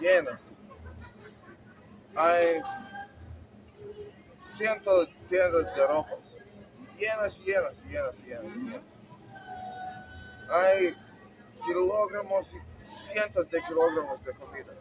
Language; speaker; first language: Spanish; non-native, learner; English